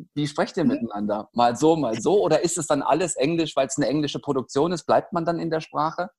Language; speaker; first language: German; native; German